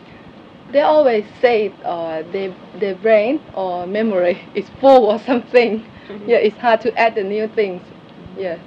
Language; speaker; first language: English; non-native, learner; Thai